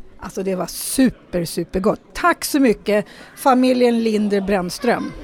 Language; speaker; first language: Swedish; native; Swedish